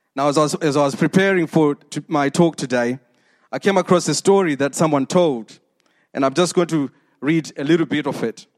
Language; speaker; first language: English; non-native, local second language; Shona